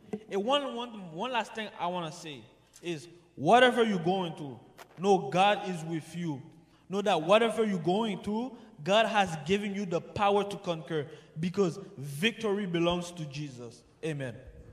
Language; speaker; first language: English; non-native, fluent; Haitian Creole